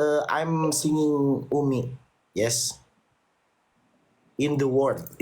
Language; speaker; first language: English; non-native, learner; Sundanese